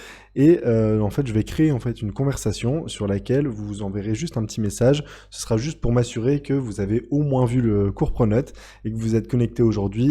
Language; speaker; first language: French; native; French